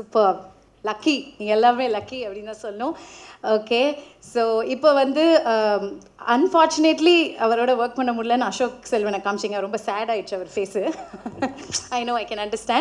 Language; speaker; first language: Tamil; native; Tamil